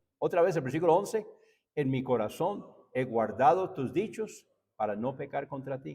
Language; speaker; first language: Spanish; native; Spanish